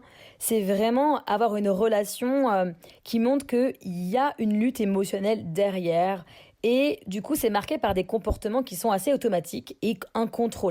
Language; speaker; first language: French; native; French